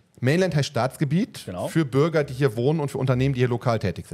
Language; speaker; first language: German; native; German